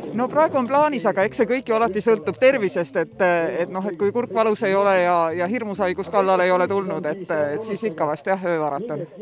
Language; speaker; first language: Estonian; native; Estonian